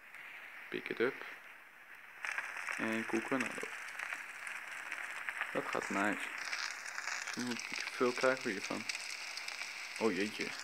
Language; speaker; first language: Dutch; native; Dutch